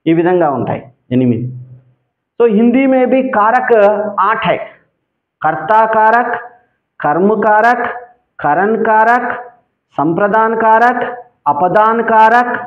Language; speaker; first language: Hindi; non-native, local second language; Telugu